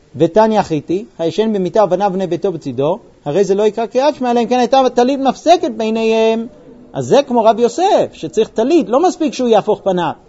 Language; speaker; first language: Hebrew; non-native, fluent; English